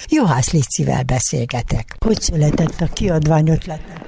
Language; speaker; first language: Hungarian; native; Hungarian